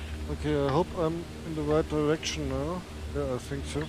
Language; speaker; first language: English; non-native, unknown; German